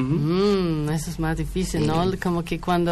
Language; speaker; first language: Spanish; non-native, fluent; English